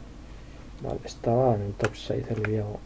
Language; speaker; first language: Spanish; native; Spanish